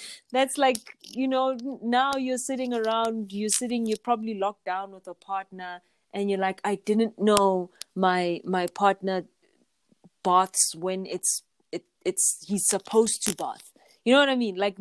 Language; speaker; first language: English; non-native, local second language; Zulu